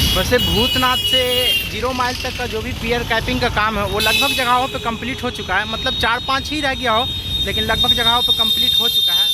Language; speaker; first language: Hindi; native; Hindi